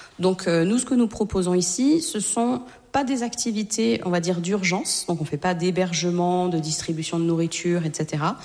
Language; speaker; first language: French; native; French